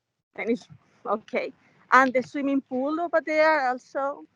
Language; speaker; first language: English; non-native, fluent; Spanish